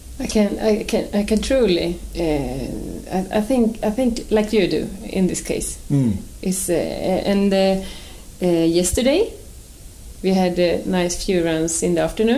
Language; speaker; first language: English; non-native, fluent; Swedish